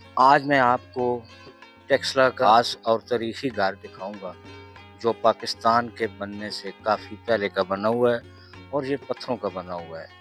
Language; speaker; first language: Urdu; non-native, local second language; Punjabi